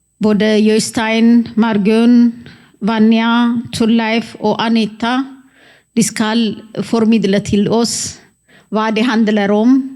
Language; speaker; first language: Norwegian; non-native, fluent; Amharic